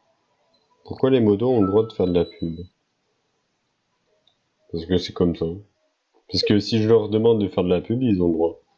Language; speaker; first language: French; native; French